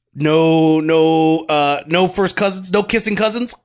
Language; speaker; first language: English; native; English